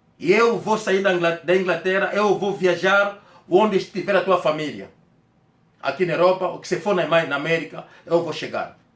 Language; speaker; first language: Portuguese; non-native, local second language; Kongo